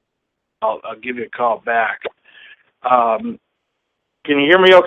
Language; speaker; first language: English; native; English